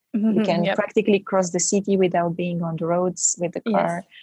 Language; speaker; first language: English; non-native, fluent; Romanian